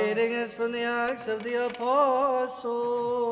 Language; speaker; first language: English; native; English